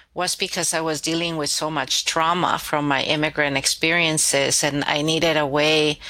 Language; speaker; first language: English; early bilingual, other home language; Spanish